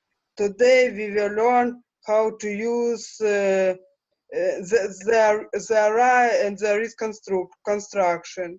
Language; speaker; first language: English; non-native, fluent; Russian